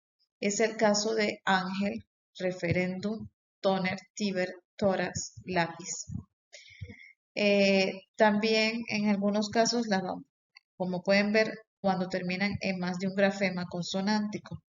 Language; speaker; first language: Spanish; native; Spanish